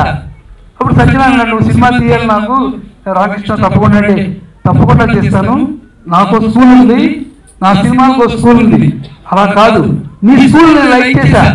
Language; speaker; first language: Telugu; native; Telugu